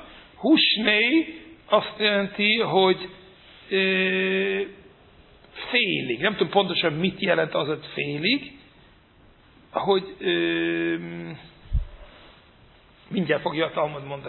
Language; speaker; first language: Hungarian; non-native, fluent; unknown